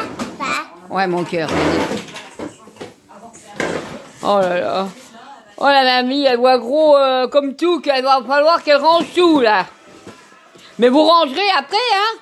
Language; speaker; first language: French; native; French